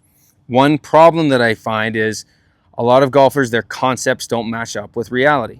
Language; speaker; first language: English; native; English